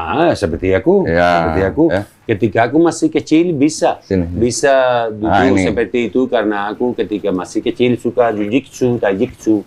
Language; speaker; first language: Indonesian; non-native, learner; Spanish